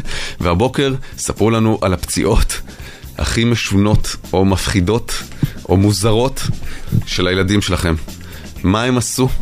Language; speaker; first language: Hebrew; native; Hebrew